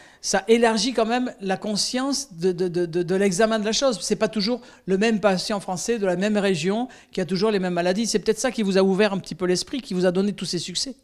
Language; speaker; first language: French; native; French